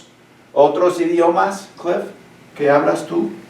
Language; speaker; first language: Spanish; non-native, fluent; English